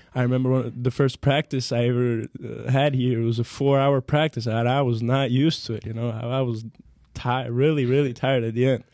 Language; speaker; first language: English; non-native, fluent; Serbian